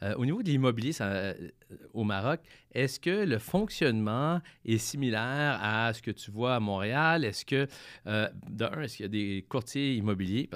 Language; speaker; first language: French; native; French